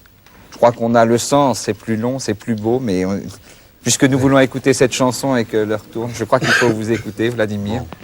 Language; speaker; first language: French; native; French